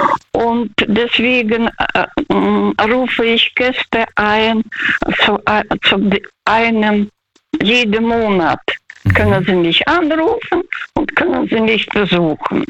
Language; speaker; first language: German; non-native, fluent; Russian